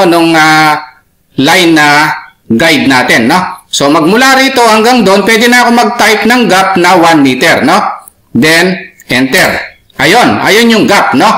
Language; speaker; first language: Filipino; native; Filipino